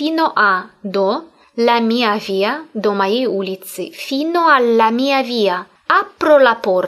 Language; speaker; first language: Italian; non-native, fluent; Russian